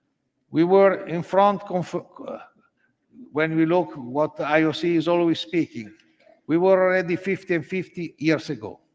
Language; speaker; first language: English; non-native, learner; Italian